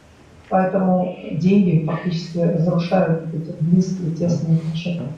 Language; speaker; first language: Russian; native; Russian